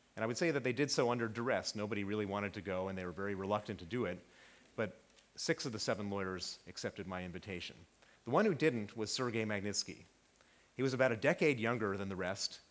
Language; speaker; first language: English; native; English